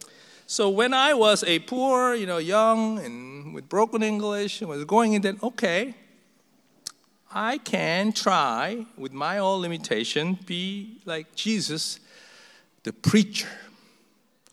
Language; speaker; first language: English; non-native, fluent; Korean